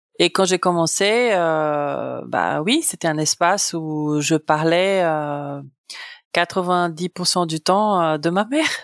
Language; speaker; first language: French; non-native, fluent; Portuguese